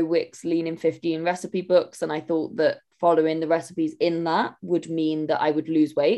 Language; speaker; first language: English; native; English